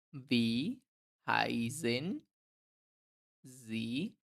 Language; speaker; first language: German; non-native, fluent; Bangla